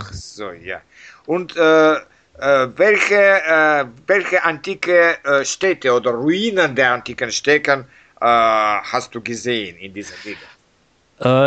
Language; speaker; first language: German; non-native, learner; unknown